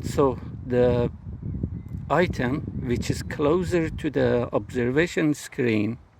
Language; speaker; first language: English; non-native, fluent; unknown